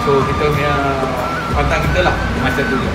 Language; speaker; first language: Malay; non-native, local second language; Tamil